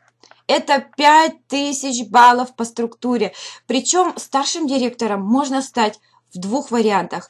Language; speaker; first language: Russian; native; Russian